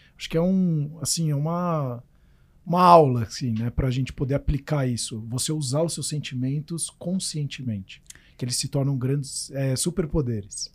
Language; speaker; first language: Portuguese; native; Portuguese